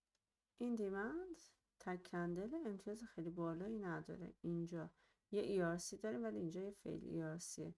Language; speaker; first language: Persian; native; Persian